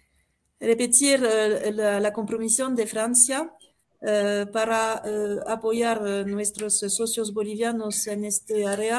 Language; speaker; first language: Spanish; non-native, fluent; French